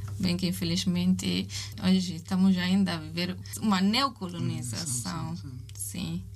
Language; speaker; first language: Portuguese; non-native, fluent; Italian